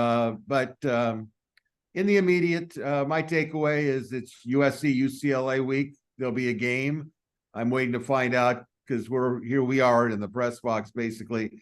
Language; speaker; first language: English; native; English